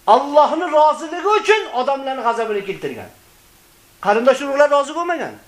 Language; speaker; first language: Uzbek; native; Uzbek